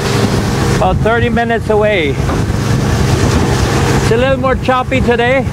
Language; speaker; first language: English; native; English